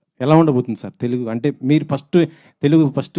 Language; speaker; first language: Telugu; native; Telugu